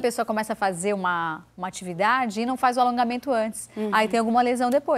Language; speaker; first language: Portuguese; native; Portuguese